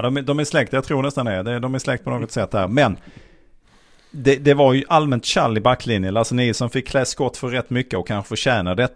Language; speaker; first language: Swedish; native; Swedish